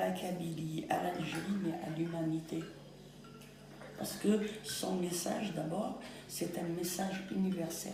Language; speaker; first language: French; non-native, local second language; Kabyle